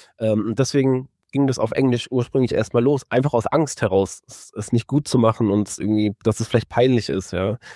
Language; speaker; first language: German; native; German